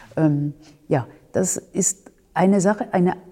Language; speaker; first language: German; non-native, fluent; French